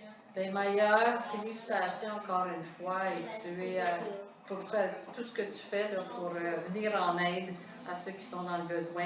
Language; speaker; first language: French; native; French